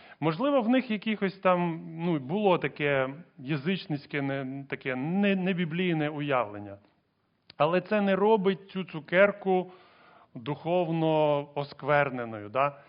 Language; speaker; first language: Ukrainian; non-native, local second language; Russian